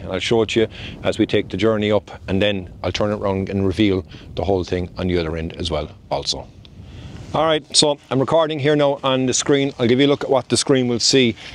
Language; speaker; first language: English; native; English